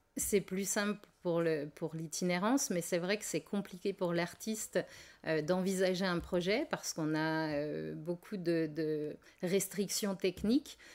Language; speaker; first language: French; native; French